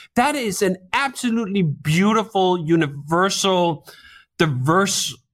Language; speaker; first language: English; non-native, fluent; Danish